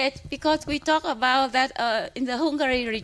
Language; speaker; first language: English; non-native, learner; Vietnamese